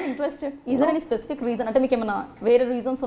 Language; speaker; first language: Telugu; native; Telugu